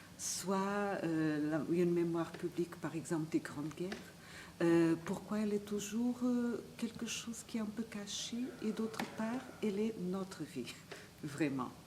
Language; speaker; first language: French; non-native, fluent; Portuguese